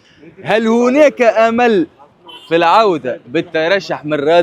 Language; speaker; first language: Arabic; native; Arabic